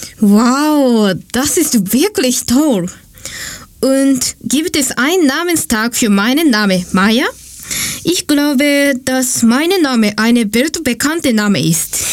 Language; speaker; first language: German; non-native, learner; Japanese